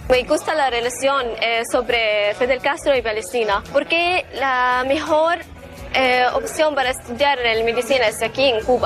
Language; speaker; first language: Spanish; non-native, learner; Arabic